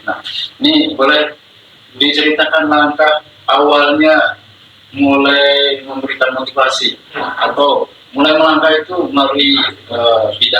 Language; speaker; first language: Indonesian; native; Indonesian